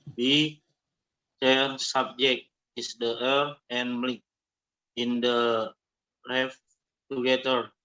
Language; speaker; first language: English; non-native, learner; Indonesian